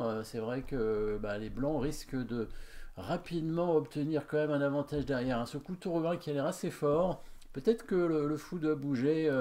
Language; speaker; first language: French; native; French